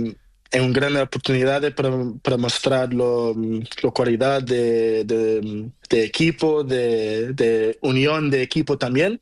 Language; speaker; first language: Spanish; non-native, learner; Portuguese